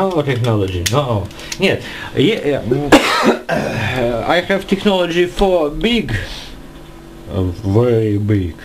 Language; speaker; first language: English; non-native, learner; Russian